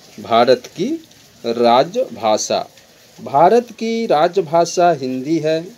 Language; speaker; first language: Hindi; native; Hindi